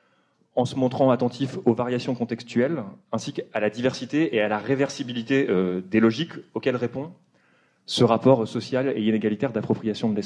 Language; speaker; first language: French; native; French